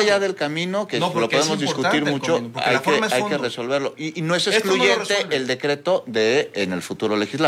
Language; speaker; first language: Spanish; native; Spanish